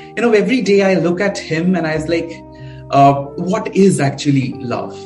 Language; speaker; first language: English; non-native, local second language; Bangla